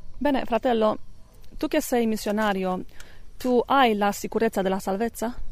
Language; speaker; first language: Italian; non-native, learner; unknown